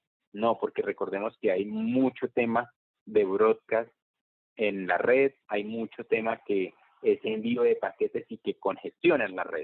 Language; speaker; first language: Spanish; native; Spanish